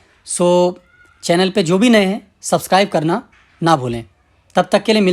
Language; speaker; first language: Hindi; native; Hindi